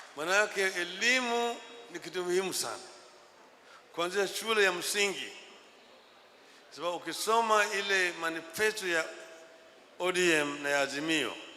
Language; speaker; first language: Swahili; non-native, local second language; Luo (Kenya and Tanzania)